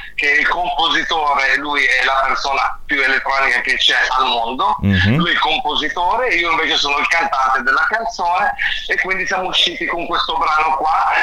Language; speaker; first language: Italian; non-native, fluent; Arabic